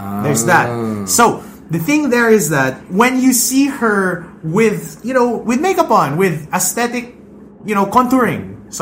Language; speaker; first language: English; non-native, local second language; Filipino